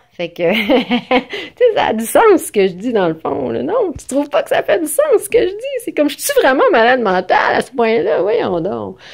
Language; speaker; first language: French; native; French